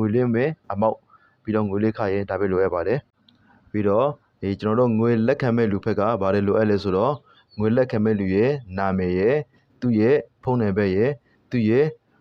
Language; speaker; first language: Burmese; native; Burmese